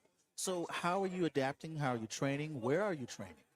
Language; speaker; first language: English; native; English